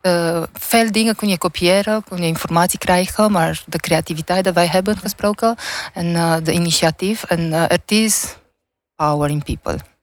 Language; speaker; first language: Dutch; non-native, learner; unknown